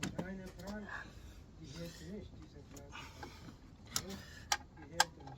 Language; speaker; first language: German; non-native, learner; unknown